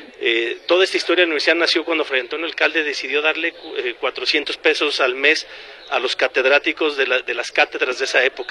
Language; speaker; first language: Spanish; native; Spanish